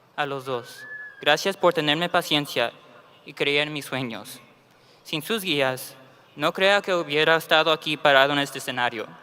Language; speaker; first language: Spanish; early bilingual, heritage; Spanish